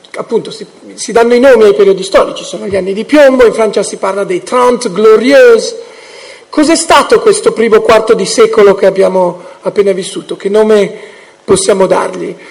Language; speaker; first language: Italian; early bilingual, heritage; Italian